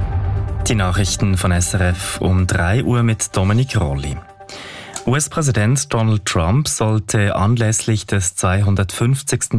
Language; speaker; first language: German; native; German